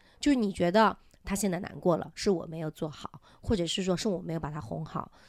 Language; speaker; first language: Chinese; non-native, local second language; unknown